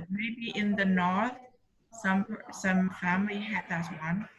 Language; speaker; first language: English; non-native, learner; Vietnamese